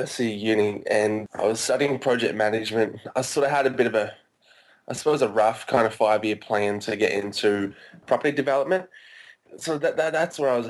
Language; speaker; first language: English; native; English